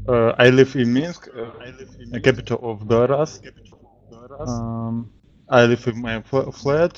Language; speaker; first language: English; non-native, learner; Russian